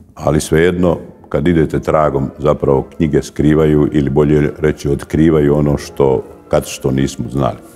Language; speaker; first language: Croatian; native; Croatian